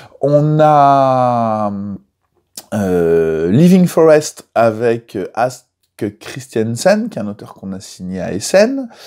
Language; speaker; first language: French; native; French